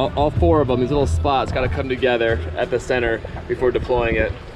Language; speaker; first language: English; native; English